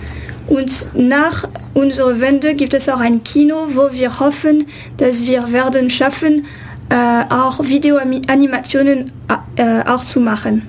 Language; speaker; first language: German; non-native, fluent; French